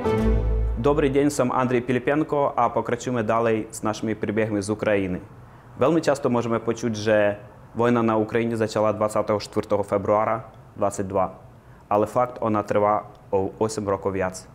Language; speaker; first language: Ukrainian; non-native, learner; Slovak